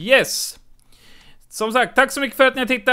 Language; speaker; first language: Swedish; native; Swedish